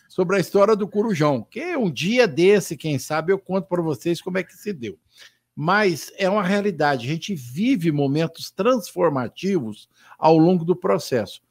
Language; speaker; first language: Portuguese; native; Portuguese